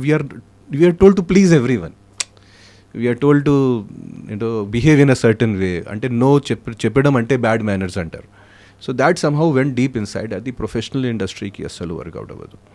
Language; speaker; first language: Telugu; non-native, fluent; Hindi